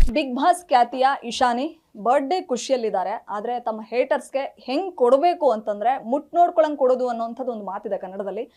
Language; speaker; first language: Kannada; native; Kannada